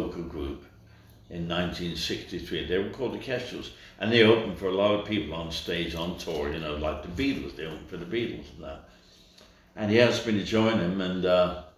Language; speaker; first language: English; native; English